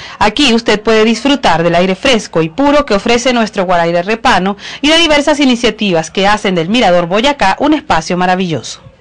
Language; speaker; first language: Spanish; native; Spanish